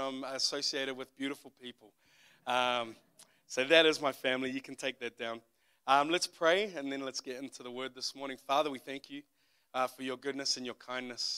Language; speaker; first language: English; native; English